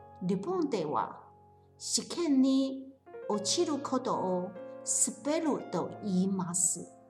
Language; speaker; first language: Japanese; non-native, learner; Chinese